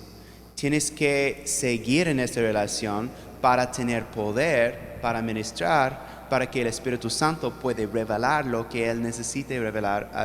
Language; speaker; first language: Spanish; non-native, fluent; English